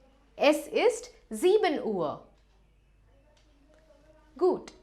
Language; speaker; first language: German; non-native, fluent; Hindi